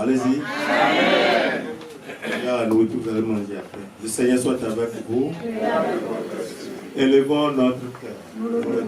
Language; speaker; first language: French; native; French